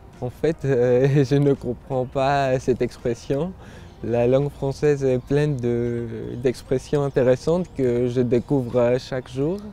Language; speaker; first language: French; non-native, fluent; Greek